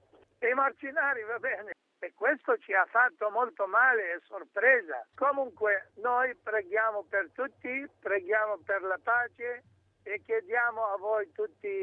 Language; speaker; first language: Italian; non-native, fluent; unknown